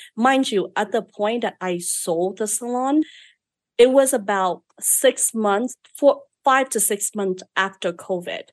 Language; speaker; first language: English; non-native, fluent; Vietnamese